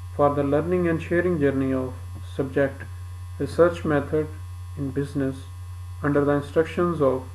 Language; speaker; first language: English; non-native, local second language; Urdu